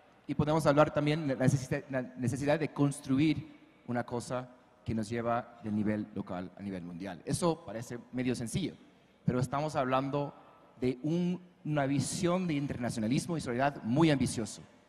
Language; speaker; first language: Spanish; non-native, fluent; English